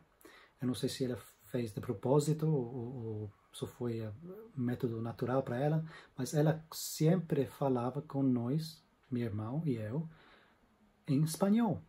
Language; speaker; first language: Portuguese; non-native, fluent; English